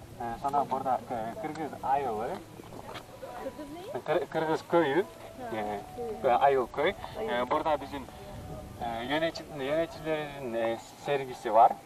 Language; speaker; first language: Turkish; non-native, local second language; Kyrgyz